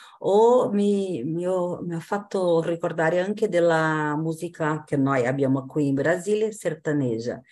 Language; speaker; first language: Italian; non-native, fluent; Portuguese